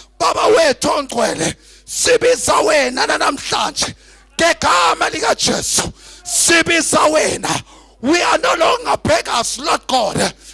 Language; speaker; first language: Zulu; native; Zulu